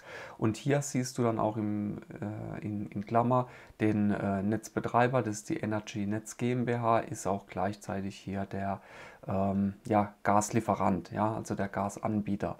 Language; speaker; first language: German; native; German